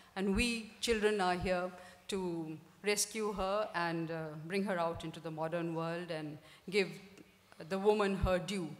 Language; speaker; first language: English; non-native, local second language; Hindi